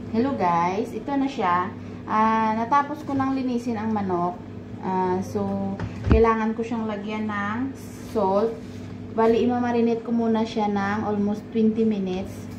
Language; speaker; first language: Filipino; non-native, local second language; Hiligaynon